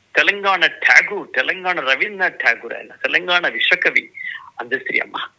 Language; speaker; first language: Telugu; native; Telugu